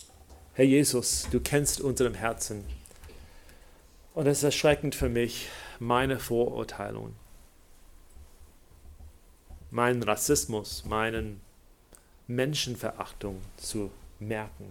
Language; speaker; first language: German; non-native, fluent; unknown